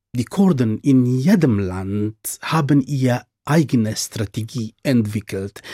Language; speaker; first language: German; non-native, fluent; Central Kurdish